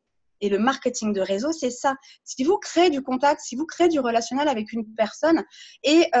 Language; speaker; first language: French; native; French